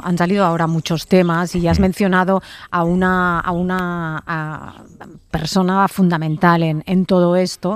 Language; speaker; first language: Spanish; native; Spanish